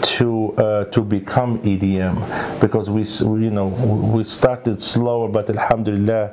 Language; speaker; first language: English; early bilingual, other home language; Arabic